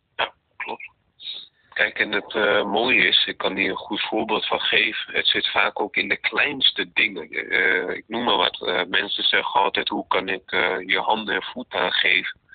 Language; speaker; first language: Dutch; native; Dutch